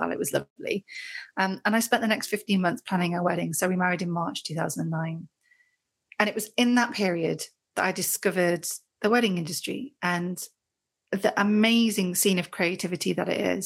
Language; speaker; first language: English; native; English